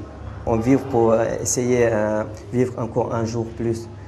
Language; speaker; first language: French; non-native, learner; Chechen